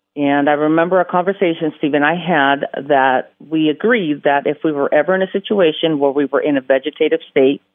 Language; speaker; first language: English; early bilingual, other home language; Spanish